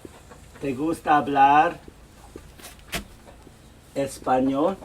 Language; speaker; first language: Spanish; non-native, fluent; English